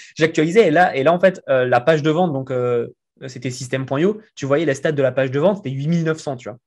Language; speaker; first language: French; native; French